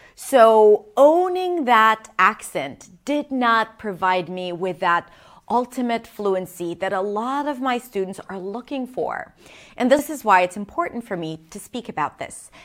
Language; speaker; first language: English; non-native, fluent; Hebrew